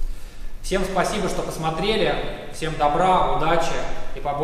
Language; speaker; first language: Russian; native; Russian